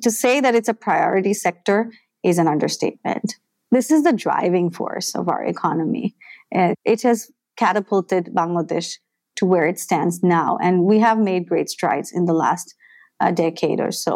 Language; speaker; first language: English; non-native, local second language; Bangla